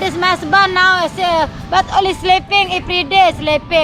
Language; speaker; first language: English; non-native, learner; Sasak